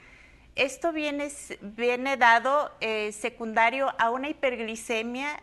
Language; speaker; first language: Spanish; native; Spanish